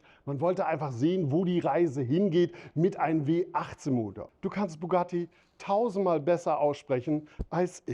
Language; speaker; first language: German; native; German